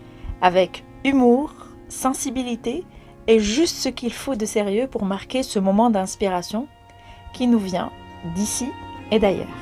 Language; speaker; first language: French; native; French